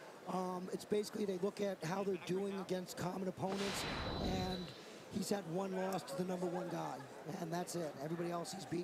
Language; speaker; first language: English; native; English